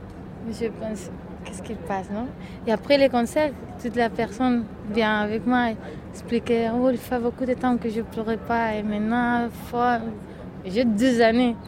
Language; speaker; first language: French; non-native, learner; Catalan